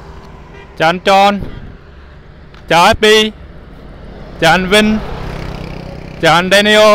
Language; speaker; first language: Vietnamese; non-native, learner; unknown